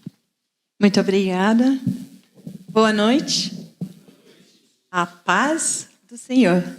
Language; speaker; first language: Portuguese; non-native, fluent; English